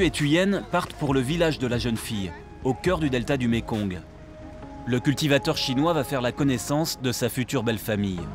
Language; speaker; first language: French; native; French